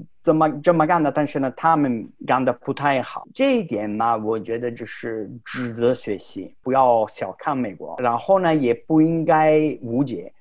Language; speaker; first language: Chinese; non-native, fluent; Italian